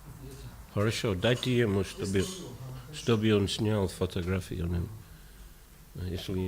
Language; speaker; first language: Russian; non-native, learner; English